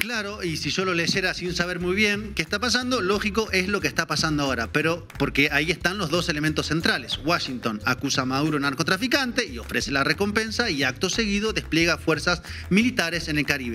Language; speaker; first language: Spanish; native; Spanish